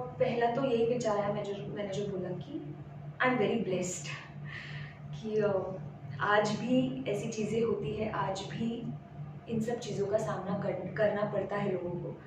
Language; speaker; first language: Hindi; non-native, local second language; Marathi